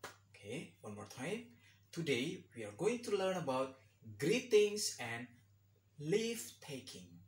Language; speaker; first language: English; non-native, fluent; Indonesian